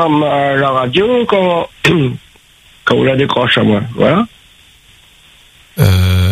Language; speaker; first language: French; non-native, local second language; Réunion Creole French